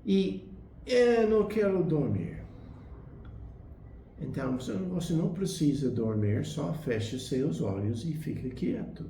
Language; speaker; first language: Portuguese; non-native, fluent; English